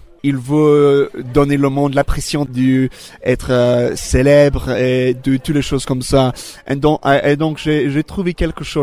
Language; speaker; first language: French; non-native, learner; English